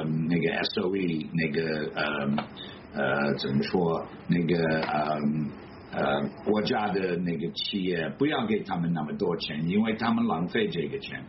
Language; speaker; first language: Chinese; non-native, fluent; English